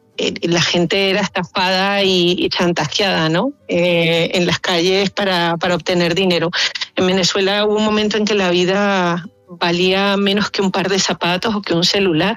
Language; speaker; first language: Spanish; native; Spanish